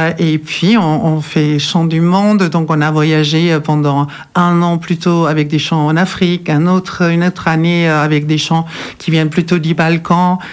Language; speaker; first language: French; non-native, fluent; German